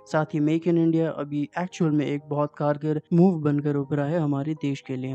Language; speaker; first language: Hindi; native; Hindi